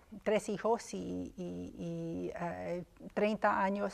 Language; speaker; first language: Spanish; early bilingual, other home language; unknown